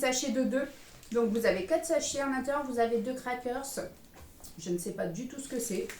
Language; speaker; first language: French; native; French